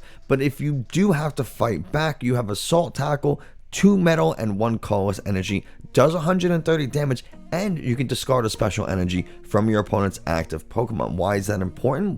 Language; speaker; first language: English; native; English